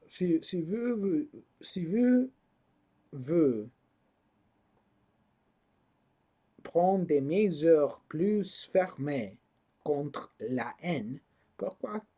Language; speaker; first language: French; non-native, learner; English